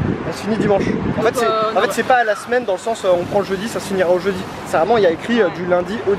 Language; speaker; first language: French; native; French